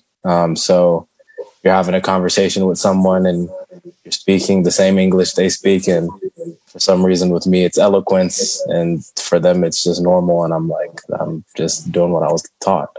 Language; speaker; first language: English; early bilingual, other home language; Shona